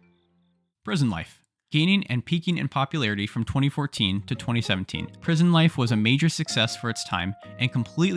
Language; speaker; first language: English; native; English